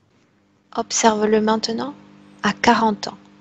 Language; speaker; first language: French; native; French